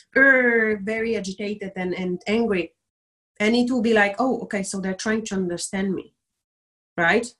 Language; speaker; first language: English; non-native, fluent; Bulgarian